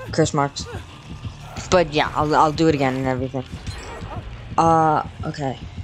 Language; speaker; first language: English; native; English